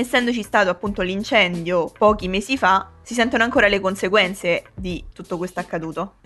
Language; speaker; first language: Italian; native; Italian